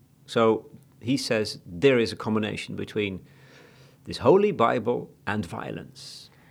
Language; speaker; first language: English; non-native, fluent; Dutch